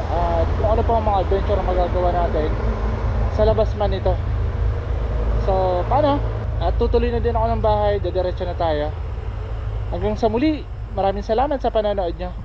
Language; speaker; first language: Filipino; non-native, local second language; Bikol